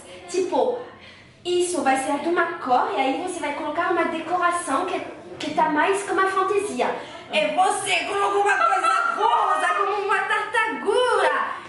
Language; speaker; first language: Portuguese; non-native, learner; French